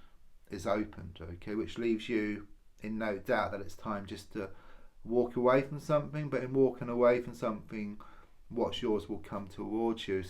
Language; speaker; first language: English; native; English